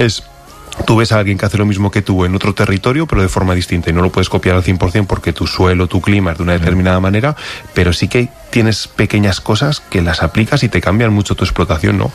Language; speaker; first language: Spanish; native; Spanish